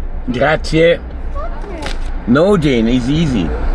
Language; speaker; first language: English; non-native, learner; Italian